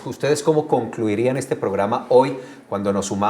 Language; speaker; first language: Spanish; native; Spanish